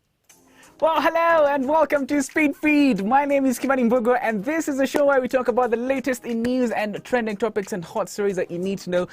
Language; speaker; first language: English; non-native, local second language; Swahili